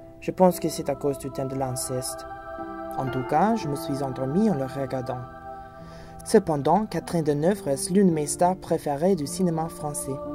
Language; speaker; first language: French; non-native, fluent; English